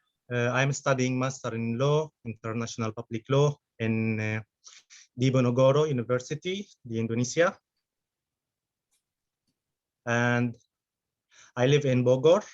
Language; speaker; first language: English; non-native, fluent; Arabic